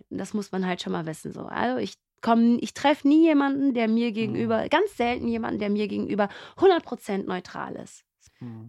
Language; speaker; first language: German; native; German